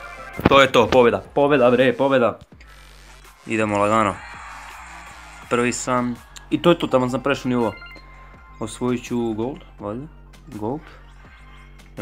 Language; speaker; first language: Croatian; early bilingual, heritage; Croatian